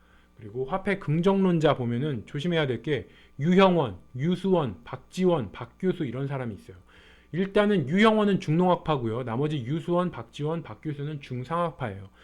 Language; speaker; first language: Korean; native; Korean